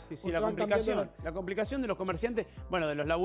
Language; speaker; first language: Spanish; native; Spanish